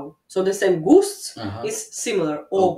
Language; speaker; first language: English; non-native, fluent; Latvian